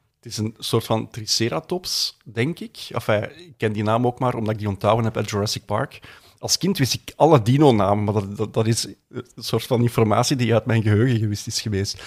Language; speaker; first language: Dutch; native; Dutch